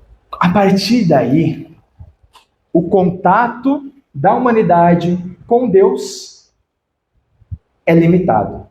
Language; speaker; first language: Portuguese; native; Portuguese